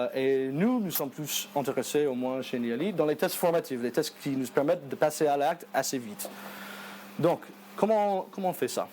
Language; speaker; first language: French; non-native, fluent; English